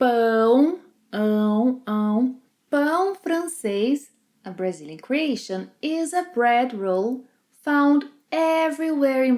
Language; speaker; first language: English; non-native, fluent; Portuguese